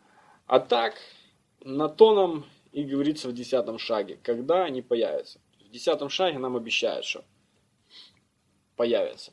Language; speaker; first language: Russian; native; Russian